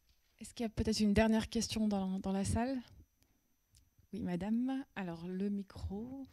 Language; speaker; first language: French; native; French